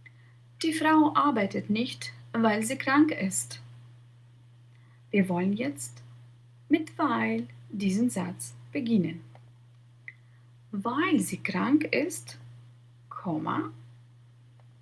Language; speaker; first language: German; non-native, fluent; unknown